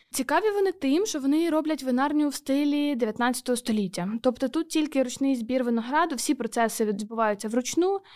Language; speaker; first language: Ukrainian; native; Ukrainian